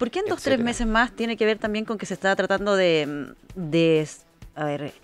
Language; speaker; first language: Spanish; native; Spanish